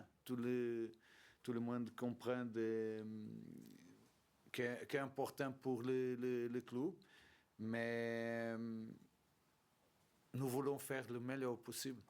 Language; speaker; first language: French; non-native, learner; Portuguese